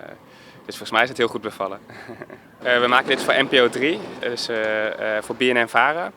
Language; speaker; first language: Dutch; native; Dutch